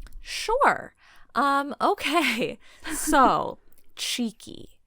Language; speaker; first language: English; native; English